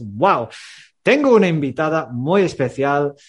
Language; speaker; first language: Spanish; non-native, fluent; English